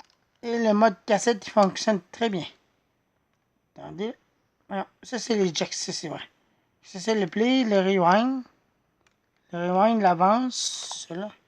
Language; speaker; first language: French; native; French